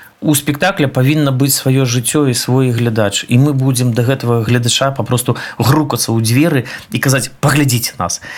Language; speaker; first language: Belarusian; non-native, local second language; Russian